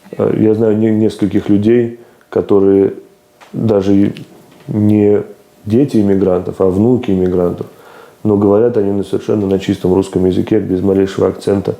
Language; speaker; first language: Russian; native; Russian